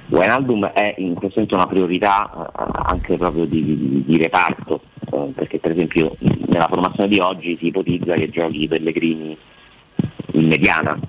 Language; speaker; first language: Italian; native; Italian